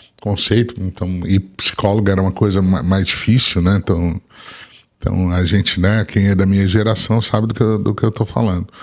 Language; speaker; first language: Portuguese; early bilingual, other home language; Arabic